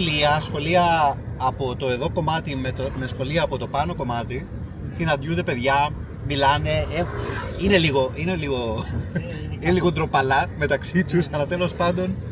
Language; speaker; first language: Greek; native; Greek